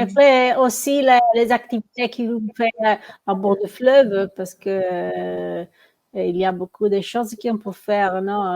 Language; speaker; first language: French; non-native, learner; Italian